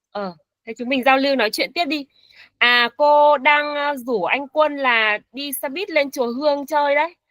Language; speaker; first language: Vietnamese; native; Vietnamese